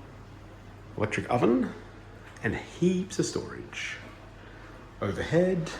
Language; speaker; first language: English; native; English